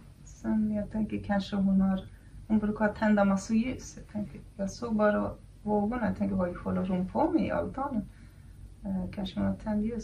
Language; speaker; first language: Swedish; non-native, fluent; Kurdish